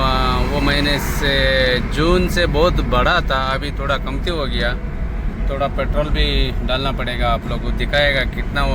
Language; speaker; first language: Hindi; non-native, local second language; Kannada